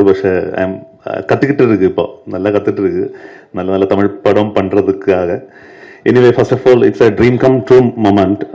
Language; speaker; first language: Tamil; non-native, learner; Malayalam